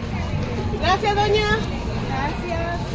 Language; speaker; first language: Spanish; non-native, learner; Thai